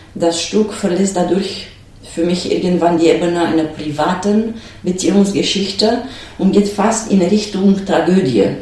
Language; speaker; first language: German; non-native, fluent; Romanian